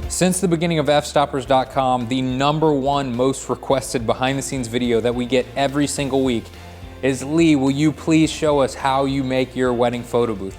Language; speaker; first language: English; native; English